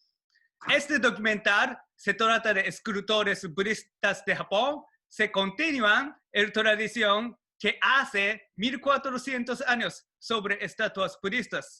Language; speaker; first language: Spanish; non-native, learner; Japanese